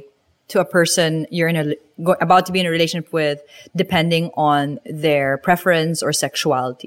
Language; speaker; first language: English; non-native, local second language; Filipino